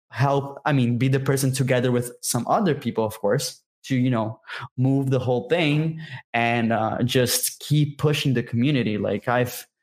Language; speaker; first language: English; non-native, fluent; Portuguese